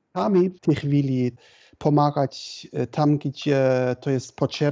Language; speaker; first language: Polish; non-native, fluent; German